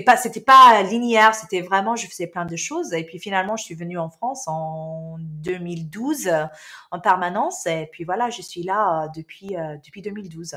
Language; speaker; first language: French; non-native, local second language; Arabic